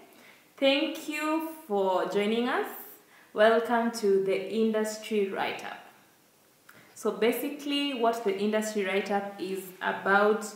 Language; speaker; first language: English; non-native, local second language; Swahili